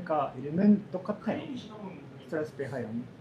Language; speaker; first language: Korean; non-native, learner; Japanese